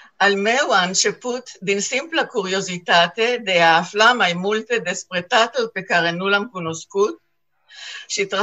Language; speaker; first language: Romanian; non-native, learner; Hebrew